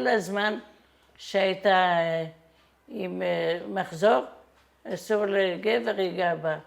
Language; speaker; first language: Hebrew; non-native, fluent; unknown